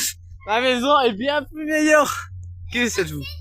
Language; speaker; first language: French; native; French